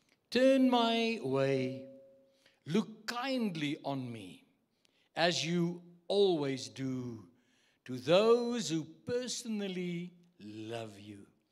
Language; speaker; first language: English; non-native, local second language; Afrikaans